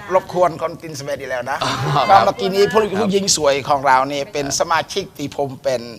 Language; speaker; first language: Thai; non-native, fluent; Khmer